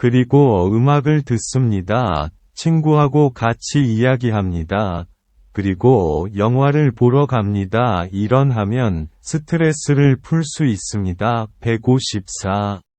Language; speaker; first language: Korean; non-native, learner; Vietnamese